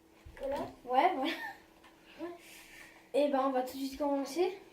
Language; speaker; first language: French; native; French